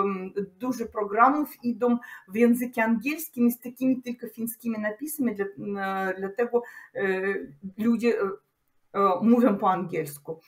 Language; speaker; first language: Polish; non-native, learner; Russian